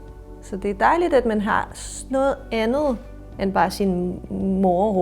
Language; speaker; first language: Danish; non-native, fluent; Ukrainian